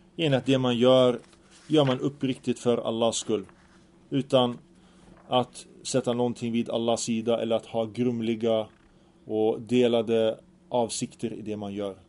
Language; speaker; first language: Swedish; early bilingual, other home language; Arabic